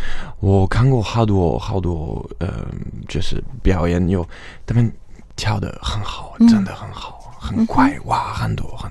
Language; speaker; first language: Chinese; non-native, fluent; French